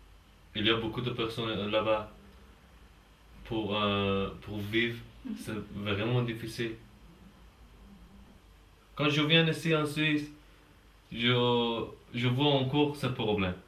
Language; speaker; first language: French; non-native, learner; Persian